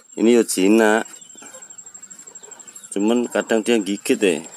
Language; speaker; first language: Malay; native; Malay